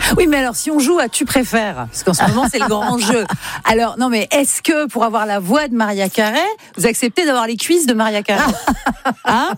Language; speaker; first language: French; native; French